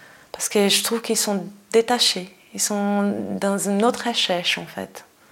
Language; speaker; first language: French; non-native, fluent; Portuguese